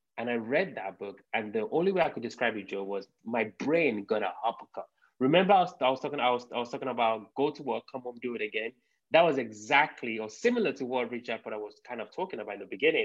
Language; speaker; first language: English; native; English